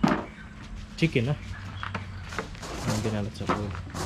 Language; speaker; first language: English; non-native, learner; Filipino